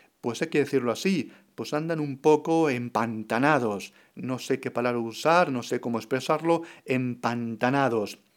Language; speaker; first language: Spanish; native; Spanish